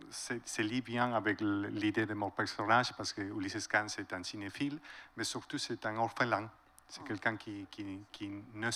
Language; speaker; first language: French; non-native, fluent; Spanish